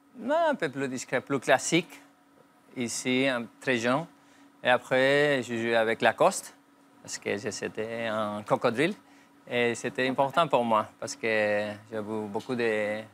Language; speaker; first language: French; non-native, fluent; Spanish